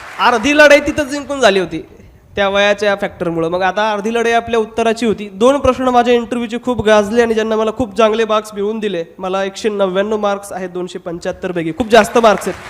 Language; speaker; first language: Marathi; non-native, local second language; Hindi